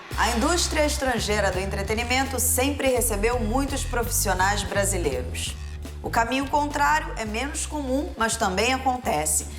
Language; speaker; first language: Portuguese; native; Portuguese